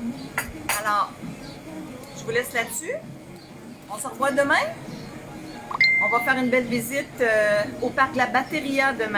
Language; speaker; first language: French; native; French